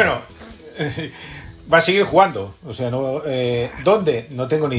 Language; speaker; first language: Spanish; native; Spanish